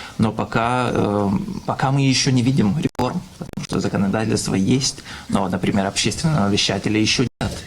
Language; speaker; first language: Russian; non-native, fluent; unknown